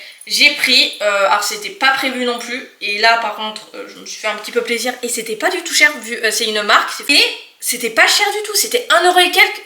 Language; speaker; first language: French; native; French